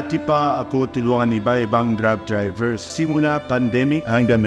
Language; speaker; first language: Filipino; non-native, learner; Arabic